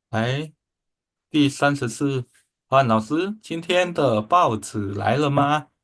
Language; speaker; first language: Chinese; non-native, fluent; Indonesian